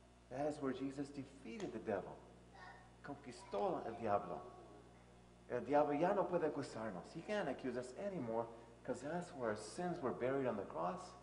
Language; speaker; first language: English; native; English